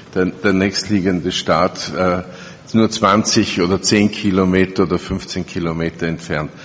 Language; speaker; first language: German; native; German